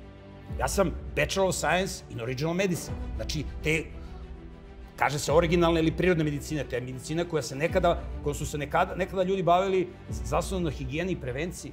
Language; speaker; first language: Serbian; native; Serbian